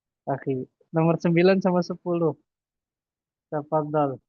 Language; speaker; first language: Indonesian; native; Indonesian